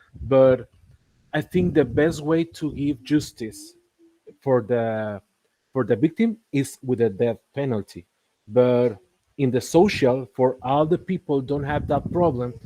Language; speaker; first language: English; non-native, learner; Spanish